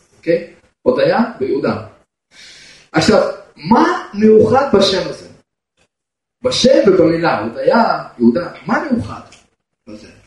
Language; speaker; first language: Hebrew; non-native, fluent; Russian